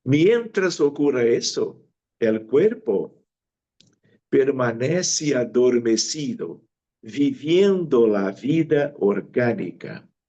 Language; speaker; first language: Spanish; non-native, fluent; Portuguese